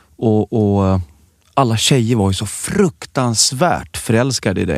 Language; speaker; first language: Swedish; native; Swedish